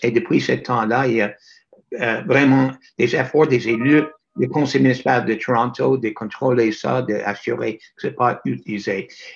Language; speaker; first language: French; non-native, fluent; English